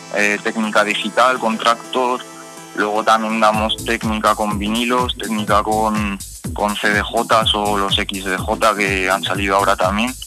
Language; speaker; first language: Spanish; native; Spanish